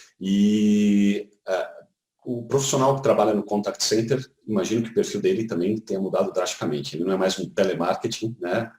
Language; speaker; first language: Portuguese; native; Portuguese